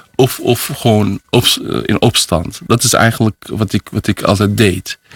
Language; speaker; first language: Dutch; early bilingual, other home language; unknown